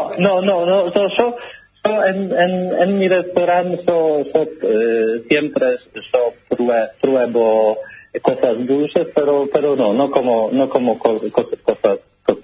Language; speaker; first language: Spanish; non-native, learner; Polish